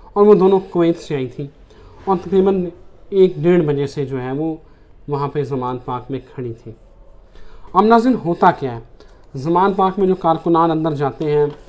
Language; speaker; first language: Urdu; native; Urdu